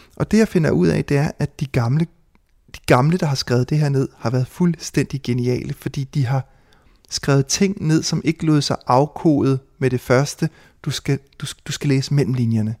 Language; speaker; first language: Danish; native; Danish